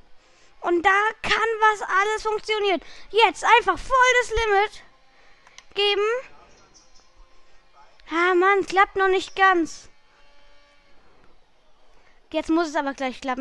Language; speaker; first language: German; native; German